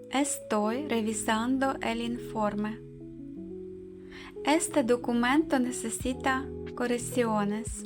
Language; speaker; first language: Spanish; non-native, fluent; Ukrainian